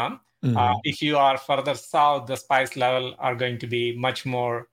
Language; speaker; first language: English; non-native, local second language; Telugu